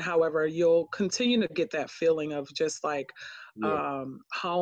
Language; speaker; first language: English; native; English